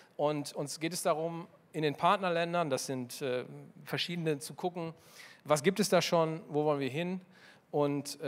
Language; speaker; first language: German; native; German